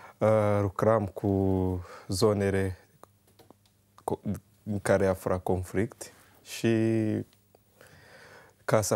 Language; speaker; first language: Romanian; non-native, learner; Kinyarwanda